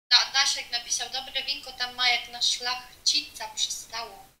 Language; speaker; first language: Polish; non-native, fluent; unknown